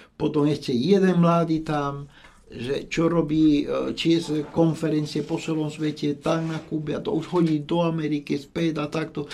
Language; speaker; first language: Slovak; non-native, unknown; Spanish